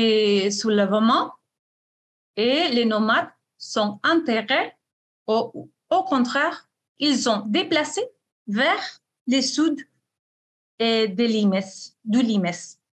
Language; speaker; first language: French; non-native, fluent; Spanish